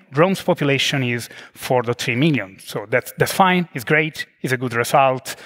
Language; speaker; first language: English; non-native, fluent; Italian